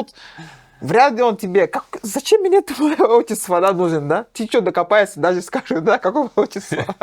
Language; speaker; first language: Russian; non-native, fluent; French